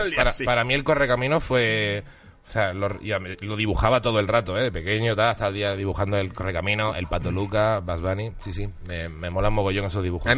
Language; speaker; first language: Spanish; native; Spanish